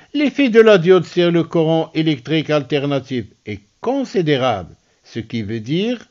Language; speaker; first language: French; non-native, local second language; Arabic